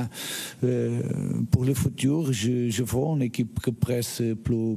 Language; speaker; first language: French; non-native, learner; Portuguese